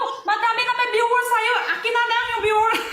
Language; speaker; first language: Filipino; non-native, learner; Chinese